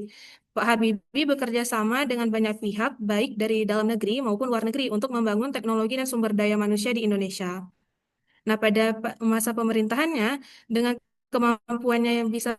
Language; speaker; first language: Indonesian; native; Indonesian